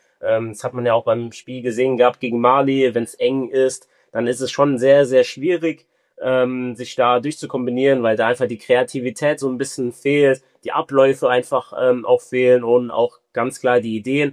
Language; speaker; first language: German; early bilingual, other home language; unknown